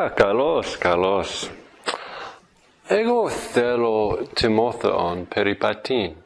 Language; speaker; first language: Greek; non-native, fluent; English